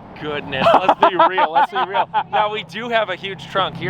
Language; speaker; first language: English; native; English